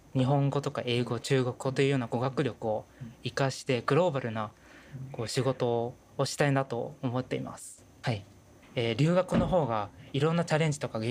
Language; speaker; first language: Japanese; non-native, fluent; Chinese